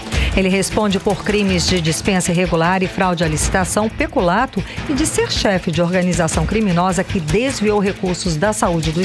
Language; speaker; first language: Portuguese; native; Portuguese